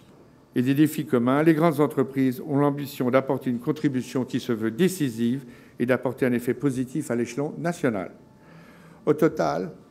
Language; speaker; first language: French; native; French